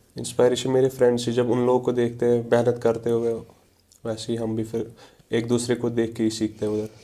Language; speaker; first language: Urdu; non-native, local second language; Kashmiri